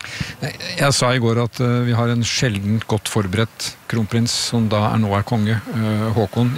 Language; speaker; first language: Norwegian; native; Norwegian